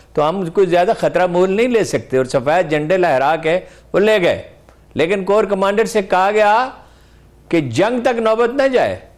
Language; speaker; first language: Urdu; native; Urdu